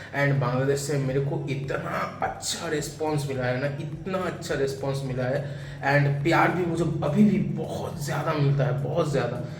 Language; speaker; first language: Hindi; non-native, local second language; Bangla